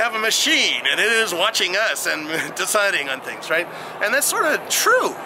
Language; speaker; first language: English; native; English